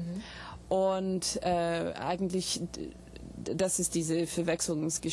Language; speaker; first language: German; non-native, fluent; English